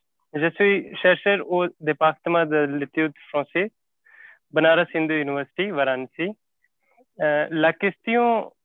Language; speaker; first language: French; non-native, fluent; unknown